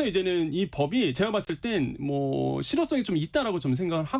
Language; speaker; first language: Korean; native; Korean